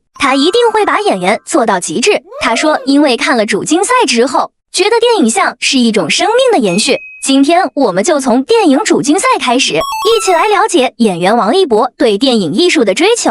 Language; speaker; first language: Chinese; native; Chinese